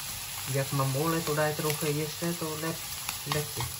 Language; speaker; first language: Polish; non-native, learner; Vietnamese